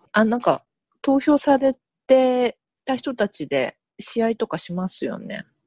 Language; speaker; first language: Japanese; early bilingual, other home language; Korean